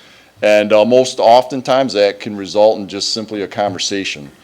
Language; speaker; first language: English; native; English